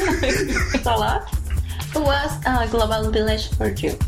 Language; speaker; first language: English; non-native, learner; Spanish